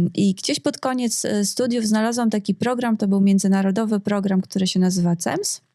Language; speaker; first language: Polish; native; Polish